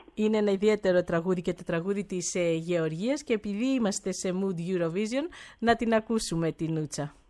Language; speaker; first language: Greek; native; Greek